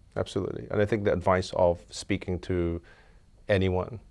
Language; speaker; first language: English; native; English